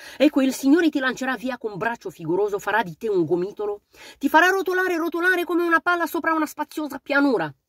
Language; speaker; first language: Italian; non-native, fluent; Romanian